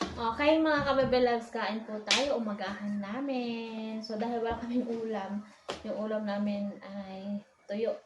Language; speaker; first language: Filipino; non-native, local second language; Hiligaynon